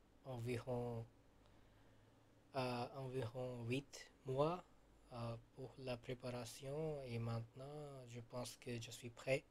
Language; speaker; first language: French; non-native, learner; Gujarati